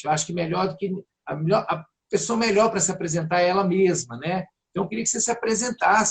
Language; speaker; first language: Portuguese; native; Portuguese